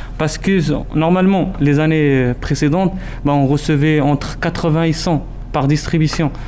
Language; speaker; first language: French; non-native, local second language; Arabic